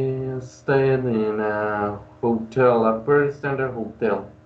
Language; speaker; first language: English; non-native, learner; Spanish